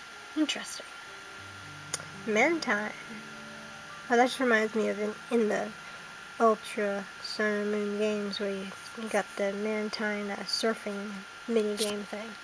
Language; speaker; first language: English; native; English